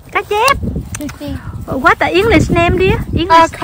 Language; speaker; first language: English; non-native, local second language; Vietnamese